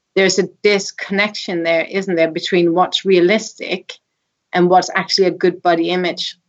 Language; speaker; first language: English; non-native, fluent; Danish